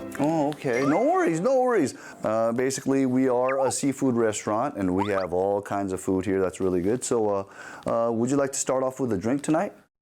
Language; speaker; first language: English; early bilingual, other home language; Korean